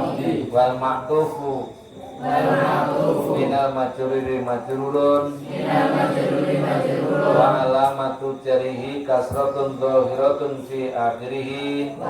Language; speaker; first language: Arabic; non-native, fluent; Javanese